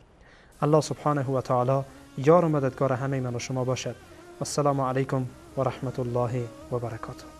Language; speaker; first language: Persian; native; Persian